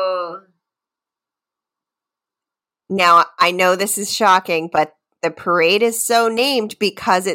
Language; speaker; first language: English; native; English